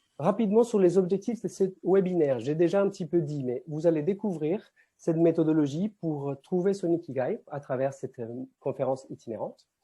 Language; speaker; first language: French; non-native, fluent; Spanish